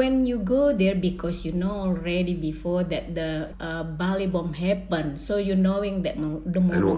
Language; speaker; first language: English; non-native, learner; Indonesian